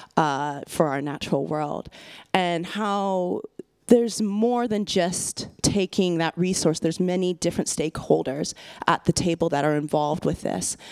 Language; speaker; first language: English; native; English